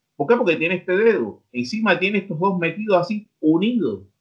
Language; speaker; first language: Spanish; native; Spanish